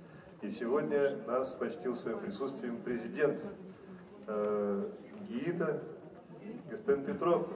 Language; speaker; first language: Russian; native; Russian